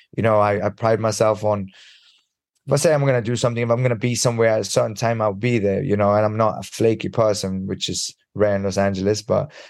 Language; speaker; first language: English; early bilingual, other home language; Swedish